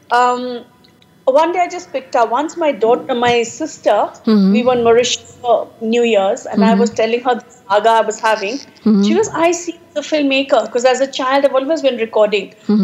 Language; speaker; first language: English; non-native, local second language; Punjabi